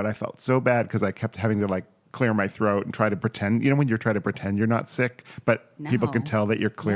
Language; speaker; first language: English; native; English